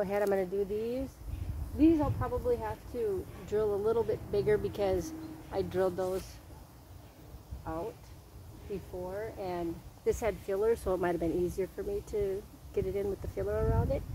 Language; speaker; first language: English; native; English